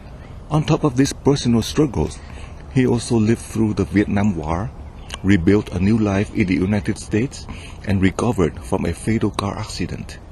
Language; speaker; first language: English; non-native, fluent; Vietnamese